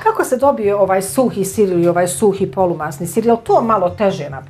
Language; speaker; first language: Croatian; native; Croatian